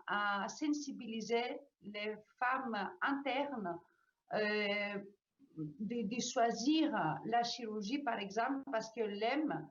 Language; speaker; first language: French; non-native, fluent; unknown